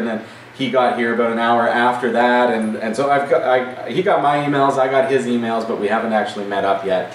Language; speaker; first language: English; native; English